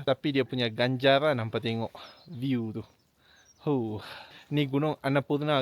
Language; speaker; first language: Malay; native; Malay